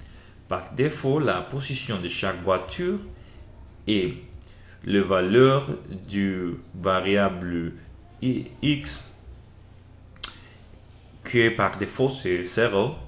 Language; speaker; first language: French; non-native, learner; Spanish